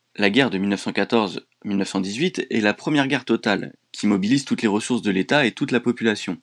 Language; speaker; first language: French; native; French